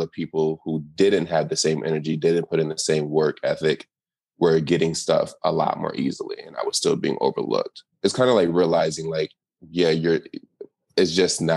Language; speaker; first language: English; native; English